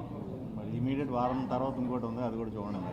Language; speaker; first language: Telugu; native; Telugu